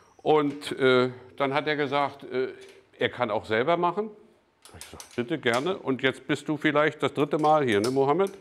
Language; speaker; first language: German; native; German